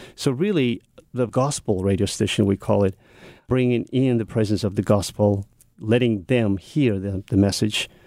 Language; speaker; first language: English; non-native, fluent; Mongolian